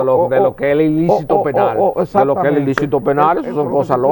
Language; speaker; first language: Spanish; native; Spanish